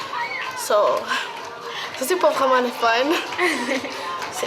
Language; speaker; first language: French; early bilingual, other home language; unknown